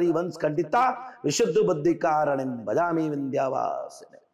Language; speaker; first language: Hindi; native; Hindi